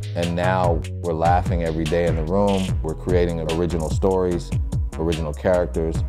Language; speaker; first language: English; native; English